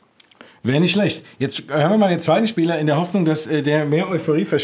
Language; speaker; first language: German; native; German